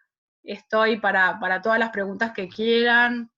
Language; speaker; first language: Spanish; native; Spanish